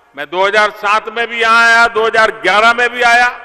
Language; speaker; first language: Hindi; non-native, local second language; Gujarati